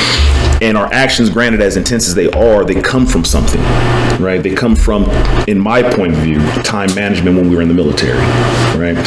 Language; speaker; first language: English; native; English